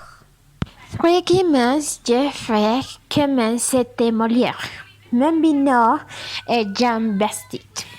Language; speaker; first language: French; non-native, learner; Spanish